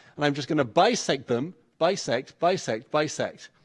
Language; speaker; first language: English; native; English